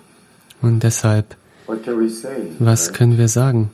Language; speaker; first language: German; non-native, fluent; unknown